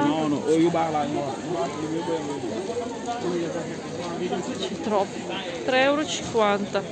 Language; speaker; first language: Italian; non-native, local second language; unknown